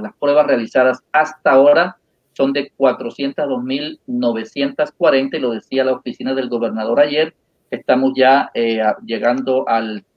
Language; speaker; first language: Spanish; native; Spanish